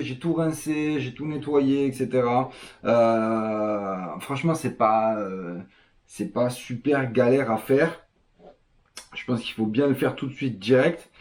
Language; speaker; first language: French; native; French